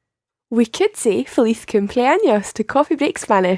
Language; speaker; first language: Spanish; non-native, learner; English